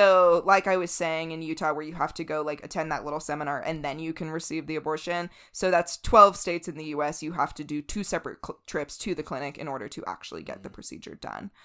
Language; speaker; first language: English; native; English